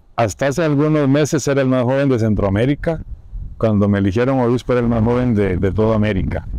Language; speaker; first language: Spanish; native; Spanish